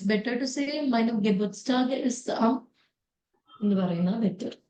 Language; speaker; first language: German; non-native, fluent; Malayalam